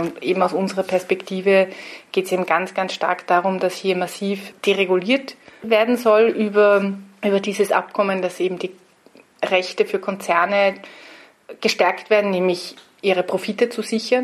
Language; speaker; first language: German; native; German